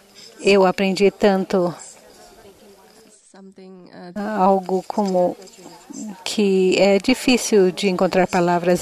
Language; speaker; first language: Portuguese; non-native, fluent; Indonesian